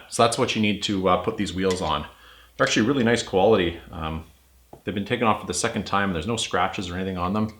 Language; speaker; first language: English; native; English